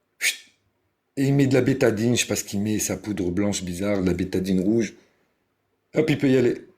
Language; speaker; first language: French; early bilingual, other home language; Arabic